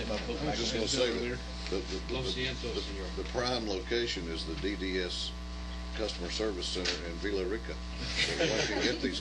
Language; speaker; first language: English; native; English